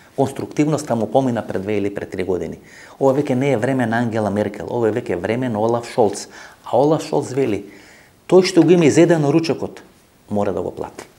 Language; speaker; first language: Macedonian; native; Macedonian